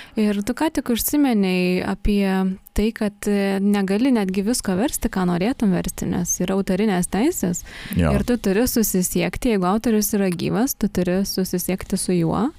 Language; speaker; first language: Lithuanian; native; Lithuanian